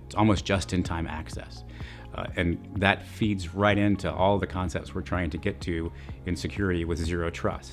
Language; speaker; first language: English; native; English